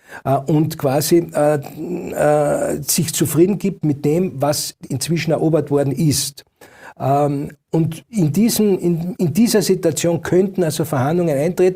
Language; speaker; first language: German; native; German